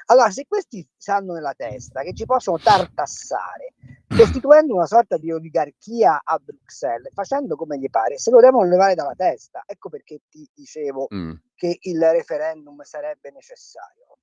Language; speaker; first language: Italian; native; Italian